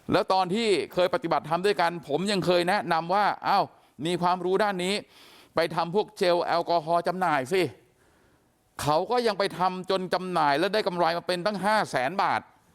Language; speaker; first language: Thai; native; Thai